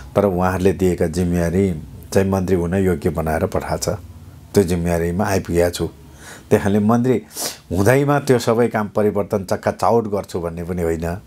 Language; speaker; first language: Nepali; non-native, local second language; Eastern Tamang